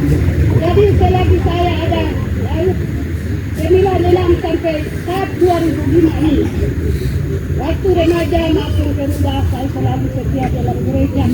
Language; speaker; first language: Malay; non-native, local second language; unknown